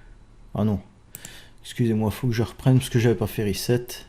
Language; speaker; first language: French; native; French